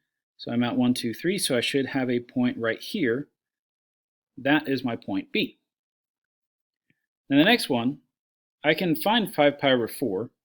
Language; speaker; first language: English; native; English